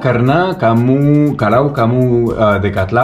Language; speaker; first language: Indonesian; non-native, learner; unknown